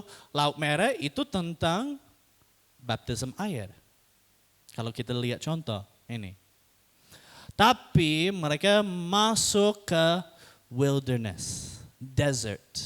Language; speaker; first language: Indonesian; non-native, fluent; English